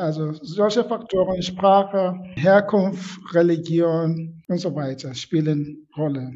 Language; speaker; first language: German; non-native, fluent; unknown